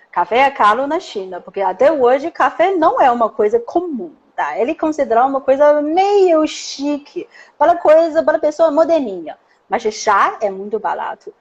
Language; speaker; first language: Portuguese; non-native, learner; Chinese